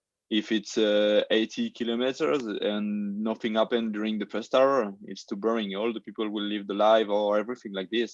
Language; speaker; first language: English; non-native, learner; French